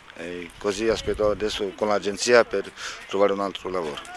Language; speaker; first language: Italian; non-native, learner; Romanian